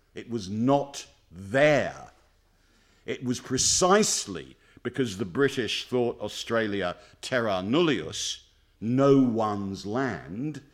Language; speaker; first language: English; native; English